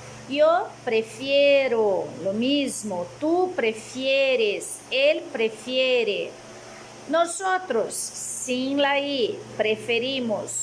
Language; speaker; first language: Spanish; non-native, fluent; Portuguese